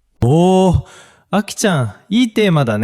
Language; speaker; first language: Japanese; native; Japanese